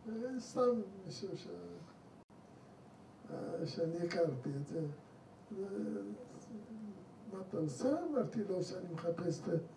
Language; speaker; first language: Hebrew; non-native, fluent; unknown